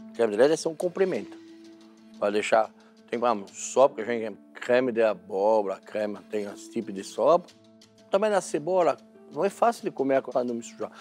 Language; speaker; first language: Portuguese; non-native, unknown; French